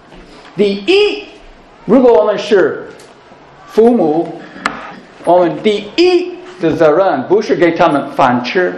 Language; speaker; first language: Chinese; non-native, fluent; English